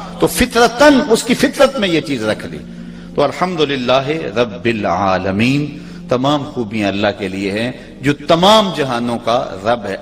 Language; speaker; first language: Urdu; non-native, local second language; Punjabi